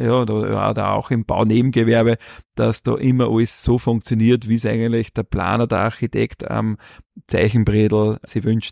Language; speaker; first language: German; native; German